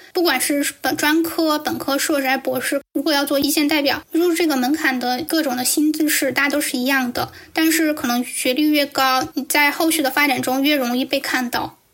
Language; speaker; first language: Chinese; native; Chinese